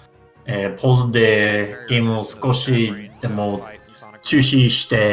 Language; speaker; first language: Japanese; non-native, learner; English